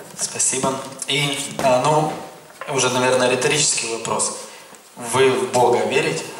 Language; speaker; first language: Russian; native; Russian